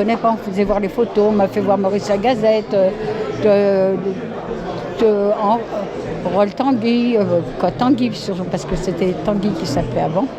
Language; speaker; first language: French; native; French